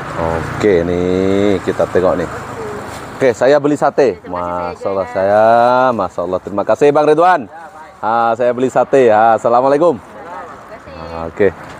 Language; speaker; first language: Malay; native; Malay